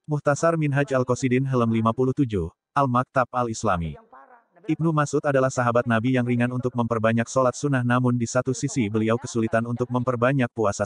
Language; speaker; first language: Indonesian; native; Indonesian